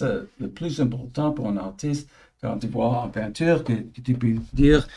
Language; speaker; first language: French; early bilingual, heritage; English